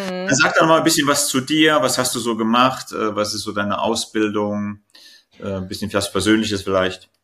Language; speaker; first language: German; native; German